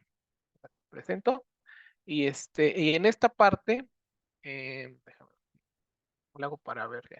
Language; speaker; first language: Spanish; native; Spanish